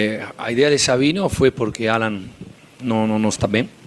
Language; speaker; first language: Portuguese; non-native, fluent; Spanish